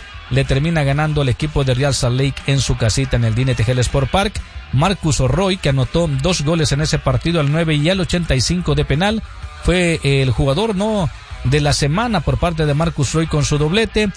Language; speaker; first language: Spanish; native; Spanish